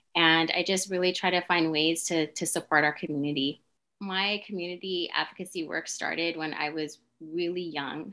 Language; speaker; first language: English; native; English